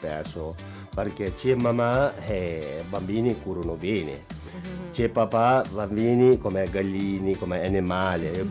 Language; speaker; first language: Italian; non-native, learner; Nepali